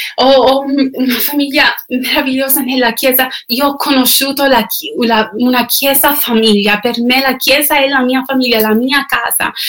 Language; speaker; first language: Italian; non-native, fluent; English